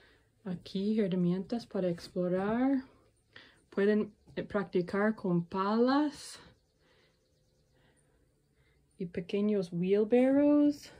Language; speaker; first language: Spanish; non-native, learner; English